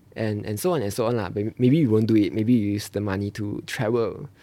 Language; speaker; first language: English; non-native, local second language; Chinese